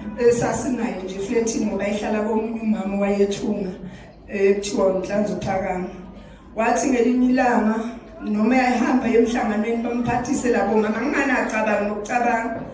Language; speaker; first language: Zulu; non-native, local second language; Swati